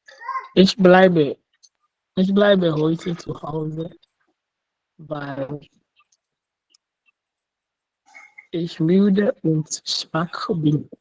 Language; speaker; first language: German; non-native, learner; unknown